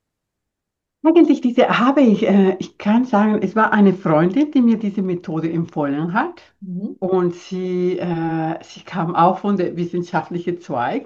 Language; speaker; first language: German; non-native, fluent; Spanish